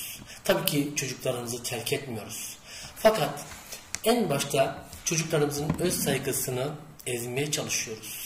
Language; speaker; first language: Turkish; native; Turkish